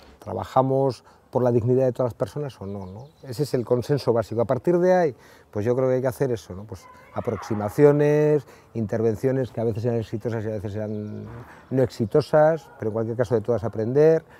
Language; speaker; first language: Spanish; native; Spanish